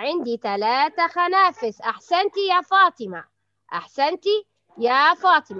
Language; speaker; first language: Arabic; native; Arabic